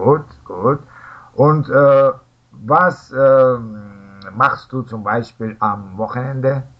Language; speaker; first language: German; non-native, fluent; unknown